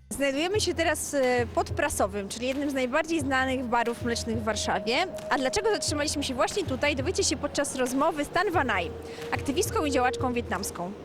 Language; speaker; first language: Polish; native; Polish